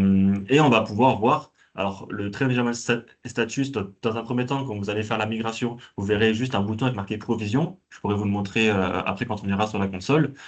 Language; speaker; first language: French; native; French